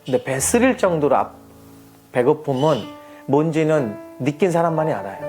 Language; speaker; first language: Korean; non-native, fluent; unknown